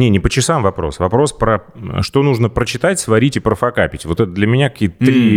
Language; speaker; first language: Russian; native; Russian